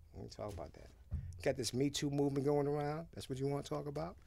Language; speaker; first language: English; early bilingual, other home language; Haitian Creole